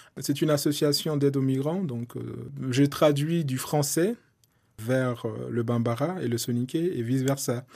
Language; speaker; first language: French; non-native, local second language; Soninke